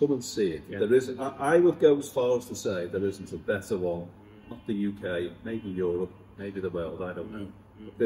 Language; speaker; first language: English; native; English